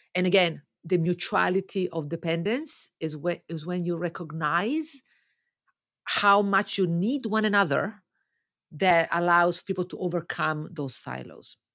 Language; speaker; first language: English; non-native, fluent; Italian